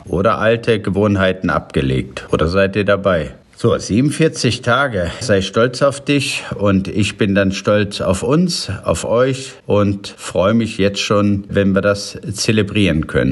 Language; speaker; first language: German; native; German